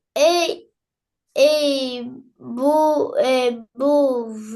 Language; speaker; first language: French; non-native, learner; Arabic